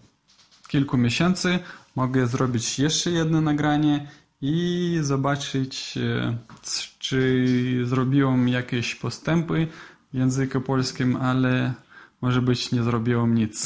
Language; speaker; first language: Polish; non-native, learner; Russian